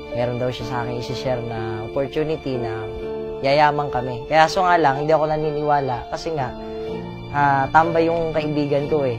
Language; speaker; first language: Filipino; native; Filipino